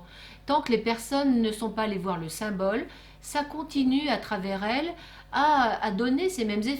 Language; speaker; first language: French; native; French